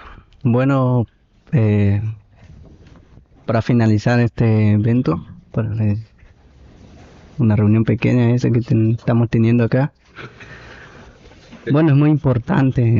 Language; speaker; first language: Spanish; non-native, local second language; Guarani